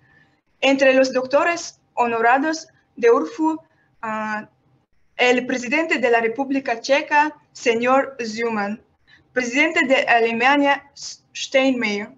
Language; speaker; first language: Spanish; non-native, learner; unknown